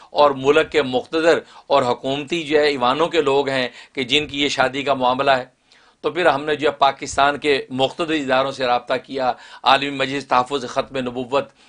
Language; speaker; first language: Urdu; native; Urdu